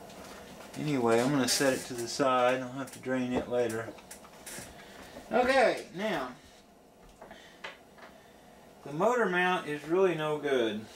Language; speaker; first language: English; native; English